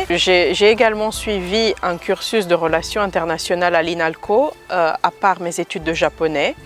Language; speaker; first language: French; early bilingual, other home language; Romanian